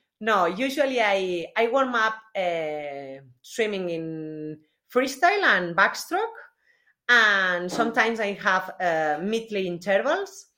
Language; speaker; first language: English; non-native, learner; Spanish